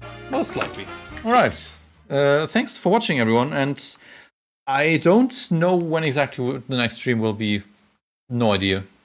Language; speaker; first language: English; non-native, fluent; German